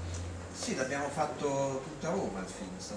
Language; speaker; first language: Italian; native; Italian